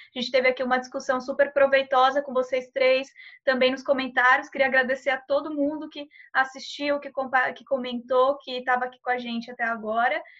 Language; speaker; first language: Portuguese; native; Portuguese